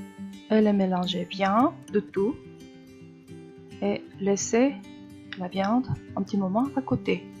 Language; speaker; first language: French; non-native, fluent; Korean